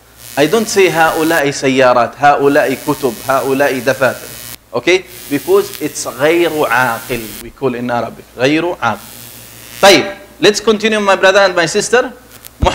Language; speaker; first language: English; non-native, fluent; Arabic